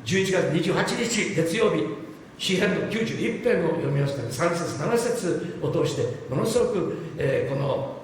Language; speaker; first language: Japanese; non-native, fluent; English